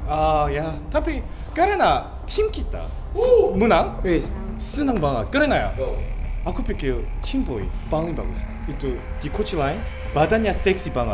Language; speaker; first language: Indonesian; non-native, learner; Korean